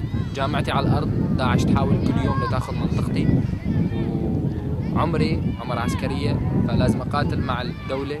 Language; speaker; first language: Arabic; native; Arabic